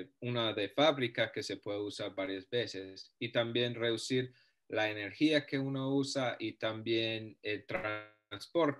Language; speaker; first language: Spanish; non-native, fluent; English